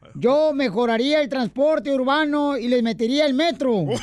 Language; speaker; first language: Spanish; native; Spanish